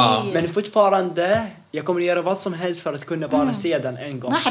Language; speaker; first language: Swedish; early bilingual, other home language; Arabic